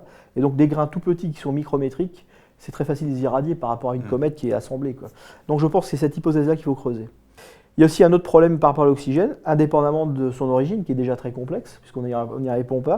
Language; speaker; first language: French; native; French